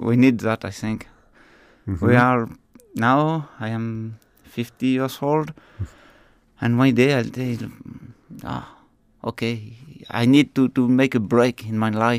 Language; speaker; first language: English; non-native, learner; French